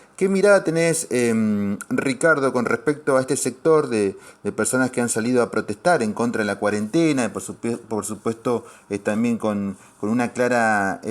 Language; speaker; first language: Spanish; native; Spanish